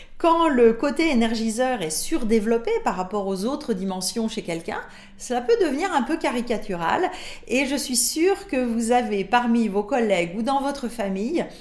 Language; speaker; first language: French; native; French